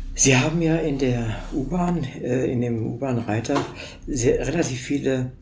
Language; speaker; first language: German; native; German